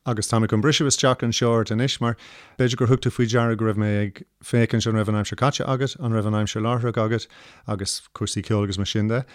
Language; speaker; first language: Irish; non-native, local second language; English